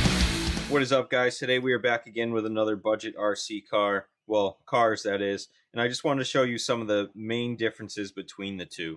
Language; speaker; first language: English; native; English